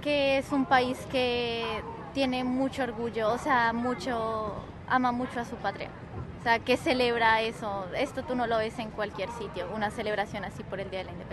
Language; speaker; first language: Spanish; native; Spanish